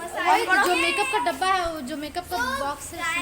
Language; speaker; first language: Hindi; native; Hindi